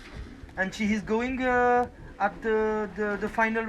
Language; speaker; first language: English; non-native, learner; French